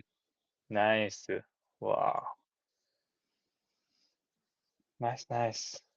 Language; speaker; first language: English; non-native, learner; Japanese